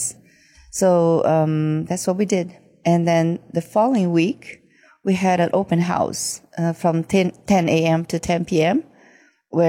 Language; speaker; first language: English; non-native, fluent; Japanese